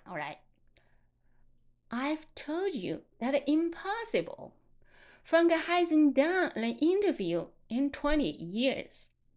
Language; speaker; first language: English; non-native, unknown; Chinese